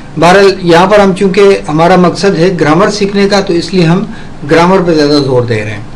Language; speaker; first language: Urdu; native; Urdu